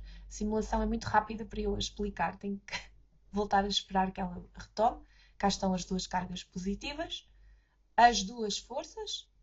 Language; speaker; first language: Portuguese; native; Portuguese